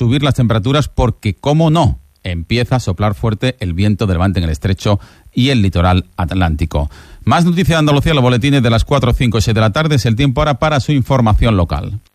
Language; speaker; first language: Spanish; native; Spanish